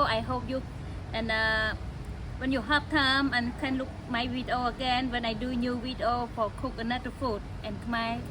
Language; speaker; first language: English; non-native, learner; Khmer